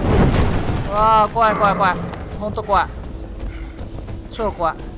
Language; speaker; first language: Japanese; native; Japanese